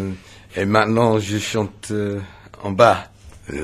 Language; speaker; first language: French; non-native, learner; English